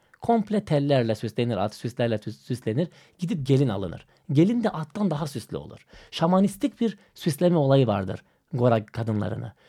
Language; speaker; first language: Turkish; non-native, fluent; Macedonian